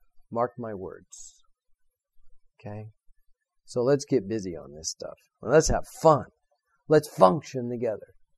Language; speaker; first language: English; native; English